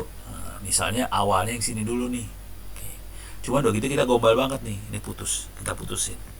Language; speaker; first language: Indonesian; native; Indonesian